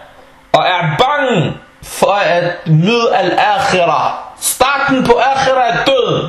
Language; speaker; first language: Danish; non-native, local second language; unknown